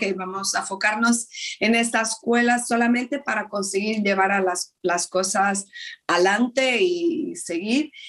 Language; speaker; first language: Spanish; non-native, fluent; Portuguese